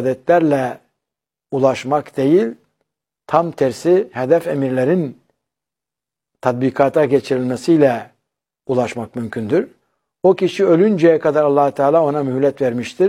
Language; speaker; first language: Turkish; native; Turkish